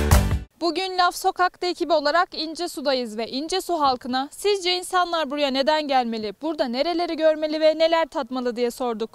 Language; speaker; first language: Turkish; native; Turkish